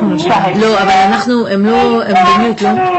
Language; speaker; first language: Hebrew; non-native, fluent; French